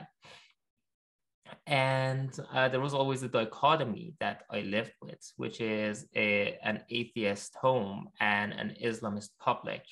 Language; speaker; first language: English; non-native, fluent; Persian